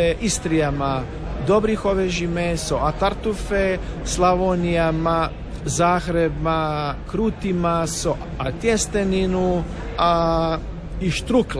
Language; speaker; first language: Slovak; non-native, learner; Croatian